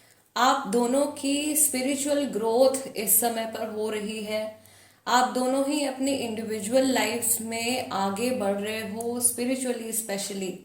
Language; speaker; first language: Hindi; native; Hindi